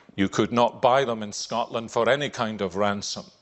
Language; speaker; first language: English; native; English